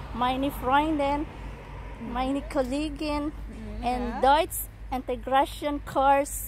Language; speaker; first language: German; non-native, learner; Filipino